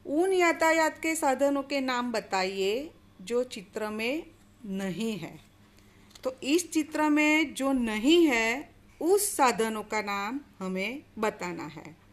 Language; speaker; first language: Hindi; non-native, local second language; Gujarati